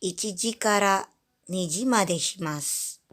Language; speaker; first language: Japanese; non-native, fluent; Indonesian